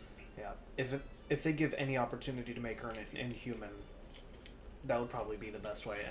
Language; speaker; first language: English; early bilingual, other home language; Spanish